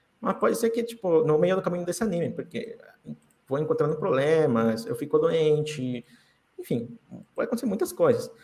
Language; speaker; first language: Portuguese; non-native, fluent; Spanish